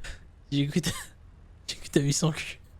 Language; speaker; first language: French; native; French